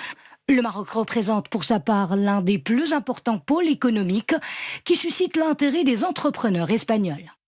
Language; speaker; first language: French; non-native, local second language; Arabic